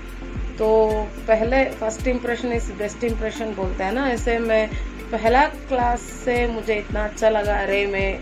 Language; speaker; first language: Hindi; non-native, local second language; Kannada